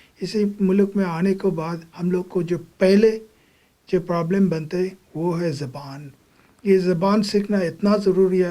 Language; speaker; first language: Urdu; non-native, fluent; Bangla